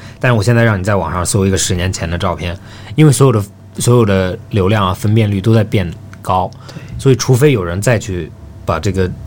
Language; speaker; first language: Chinese; early bilingual, heritage; Chinese